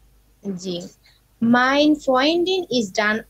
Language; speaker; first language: German; non-native, learner; Bangla